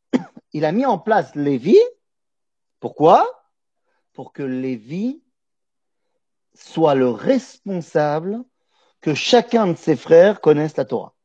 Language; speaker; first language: French; native; French